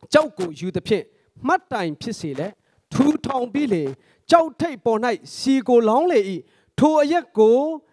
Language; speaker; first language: Burmese; non-native, local second language; Hakha Chin